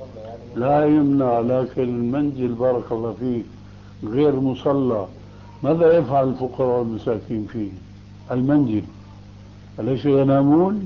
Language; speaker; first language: Arabic; early bilingual, other home language; Albanian